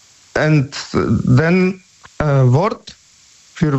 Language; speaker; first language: German; non-native, learner; Polish